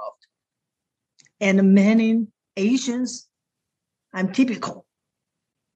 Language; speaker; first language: English; non-native, fluent; Chinese